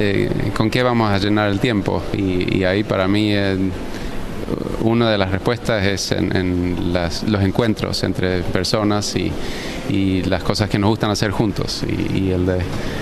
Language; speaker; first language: Spanish; early bilingual, heritage; Spanish